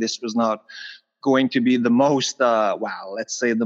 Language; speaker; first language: English; non-native, fluent; French